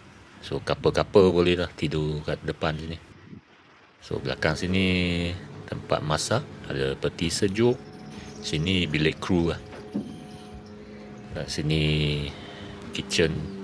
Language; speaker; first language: Malay; native; Malay